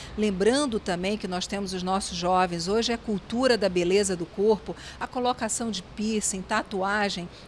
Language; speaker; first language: Portuguese; native; Portuguese